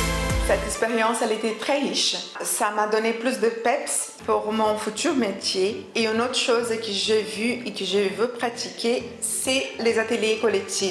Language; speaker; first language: French; non-native, fluent; Portuguese